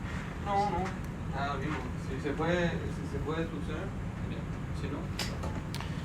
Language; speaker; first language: Spanish; native; Spanish